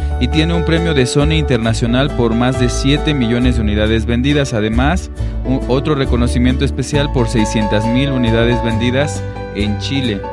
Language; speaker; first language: Spanish; native; Spanish